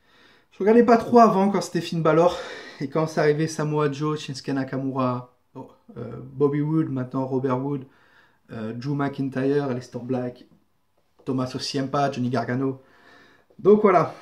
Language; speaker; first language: French; native; French